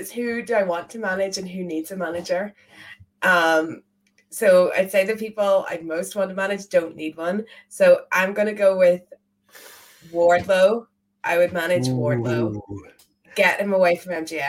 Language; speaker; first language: English; native; English